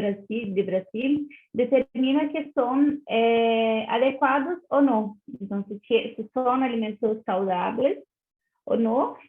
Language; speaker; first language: Spanish; non-native, learner; Portuguese